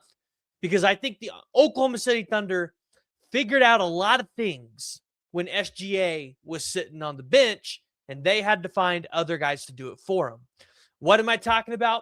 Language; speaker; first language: English; native; English